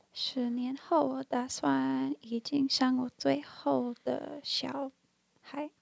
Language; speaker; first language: Chinese; non-native, learner; English